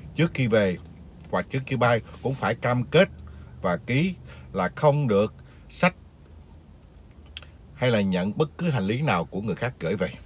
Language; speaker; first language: Vietnamese; native; Vietnamese